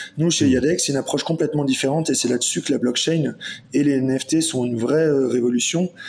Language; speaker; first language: French; native; French